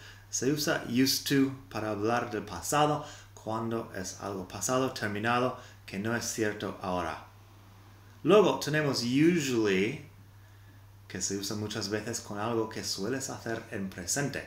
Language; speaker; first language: Spanish; non-native, fluent; English